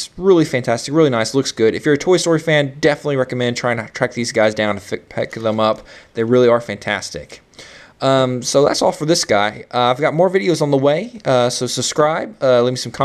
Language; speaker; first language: English; native; English